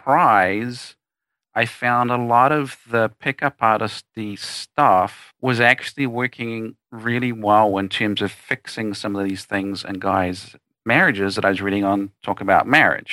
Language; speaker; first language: English; native; English